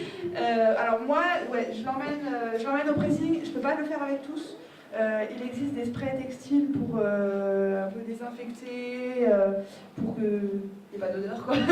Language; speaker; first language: French; native; French